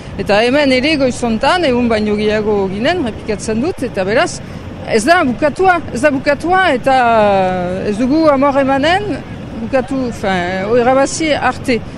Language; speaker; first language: Basque; native; Basque